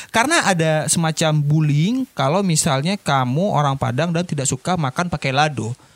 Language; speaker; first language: Indonesian; non-native, local second language; Minangkabau